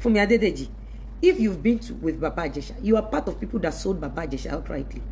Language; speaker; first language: English; non-native, local second language; Yoruba